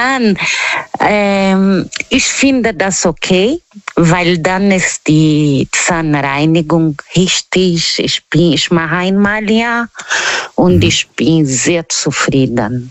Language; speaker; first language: German; non-native, learner; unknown